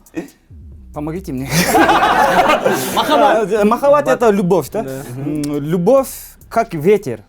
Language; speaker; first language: Russian; non-native, local second language; Kazakh